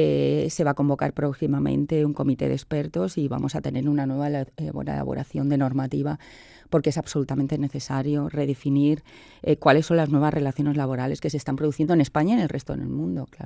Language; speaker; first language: Spanish; native; Spanish